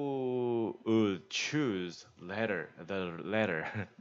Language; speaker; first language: English; non-native, learner; Korean